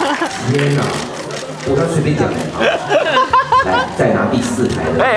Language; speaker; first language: Chinese; native; Chinese